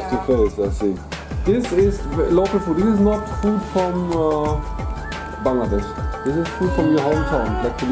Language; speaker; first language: English; non-native, fluent; German